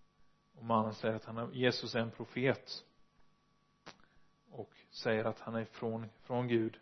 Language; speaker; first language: Swedish; non-native, fluent; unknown